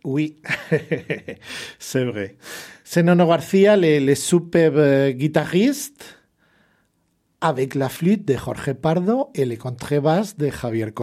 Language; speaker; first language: French; non-native, fluent; Spanish